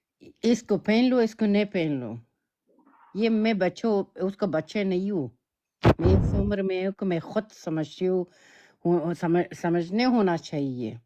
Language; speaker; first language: Hindi; non-native, learner; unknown